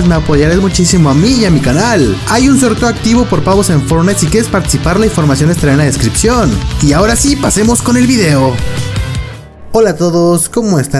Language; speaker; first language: Spanish; native; Spanish